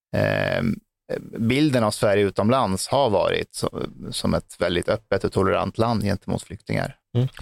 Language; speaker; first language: Swedish; early bilingual, other home language; Persian